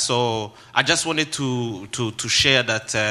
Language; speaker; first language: English; non-native, local second language; Kinyarwanda